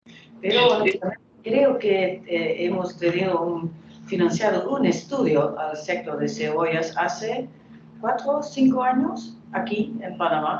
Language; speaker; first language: Spanish; non-native, fluent; Dutch